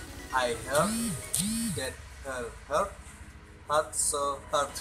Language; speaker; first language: English; non-native, learner; Indonesian